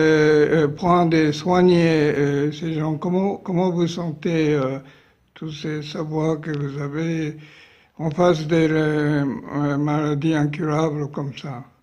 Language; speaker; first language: French; non-native, fluent; Japanese